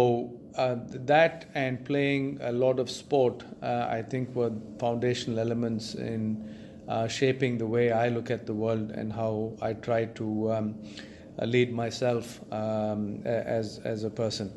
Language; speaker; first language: English; non-native, local second language; Tamil